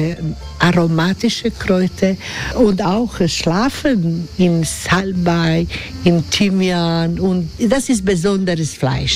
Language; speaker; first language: German; non-native, learner; Croatian